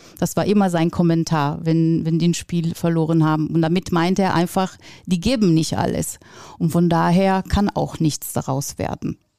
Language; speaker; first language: German; non-native, fluent; Italian